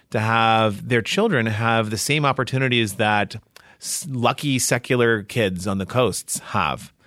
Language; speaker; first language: English; native; English